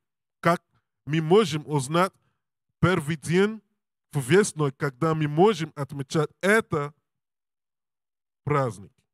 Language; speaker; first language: Russian; non-native, learner; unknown